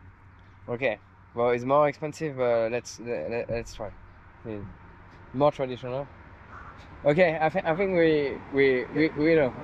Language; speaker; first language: English; non-native, fluent; French